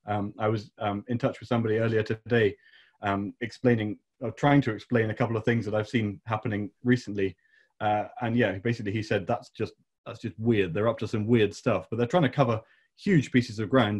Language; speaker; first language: English; native; English